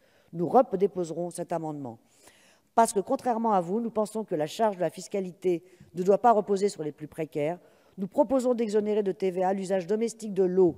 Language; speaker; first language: French; native; French